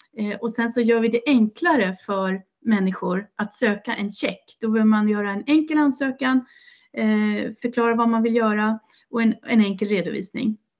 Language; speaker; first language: Swedish; native; Swedish